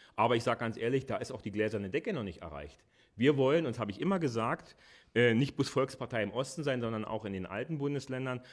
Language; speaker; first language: German; native; German